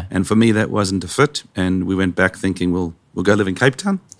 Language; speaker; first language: English; native; English